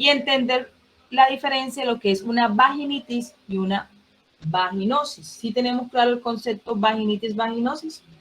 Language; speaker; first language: Spanish; native; Spanish